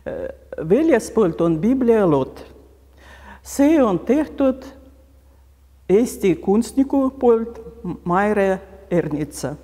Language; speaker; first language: Estonian; non-native, local second language; Russian